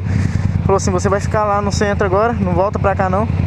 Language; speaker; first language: Portuguese; native; Portuguese